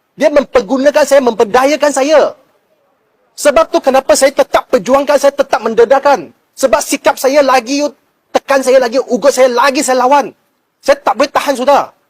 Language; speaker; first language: Malay; non-native, local second language; Chinese